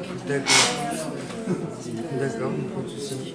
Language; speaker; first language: French; native; French